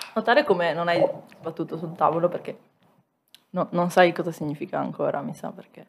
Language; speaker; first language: Italian; native; Italian